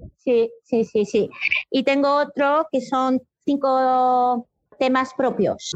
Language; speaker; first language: Spanish; non-native, fluent; French